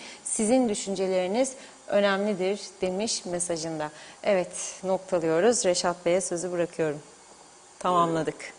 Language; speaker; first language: Turkish; native; Turkish